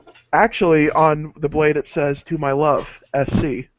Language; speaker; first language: English; native; English